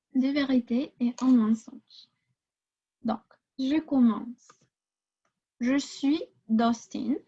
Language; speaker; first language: French; non-native, fluent; English